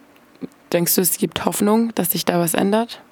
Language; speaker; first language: German; native; German